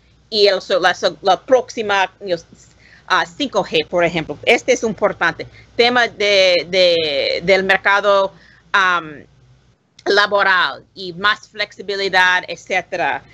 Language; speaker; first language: Spanish; non-native, learner; English